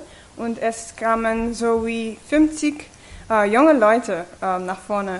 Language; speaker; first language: German; non-native, fluent; English